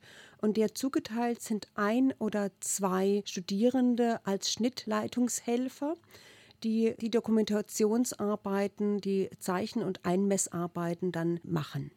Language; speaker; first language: German; native; German